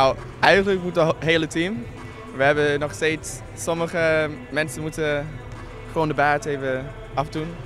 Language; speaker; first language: Dutch; non-native, learner; English